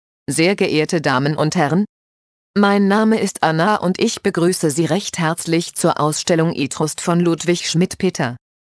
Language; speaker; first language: German; native; German